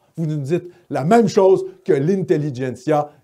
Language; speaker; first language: French; native; French